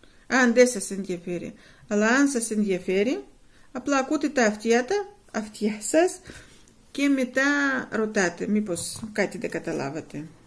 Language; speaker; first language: Greek; non-native, fluent; Russian